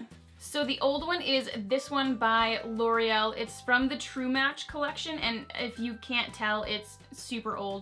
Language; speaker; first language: English; native; English